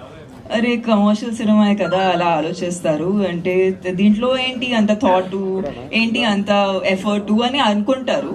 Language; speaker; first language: Telugu; non-native, fluent; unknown